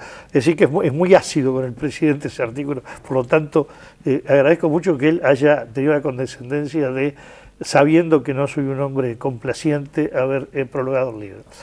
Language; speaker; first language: Spanish; native; Spanish